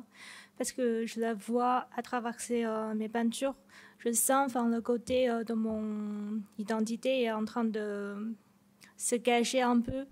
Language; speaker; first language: French; non-native, fluent; Chinese